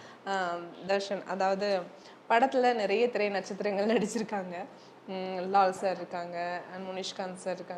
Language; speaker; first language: Tamil; native; Tamil